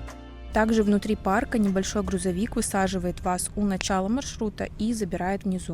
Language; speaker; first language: Russian; native; Russian